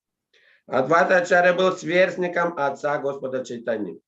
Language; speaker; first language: Russian; native; Russian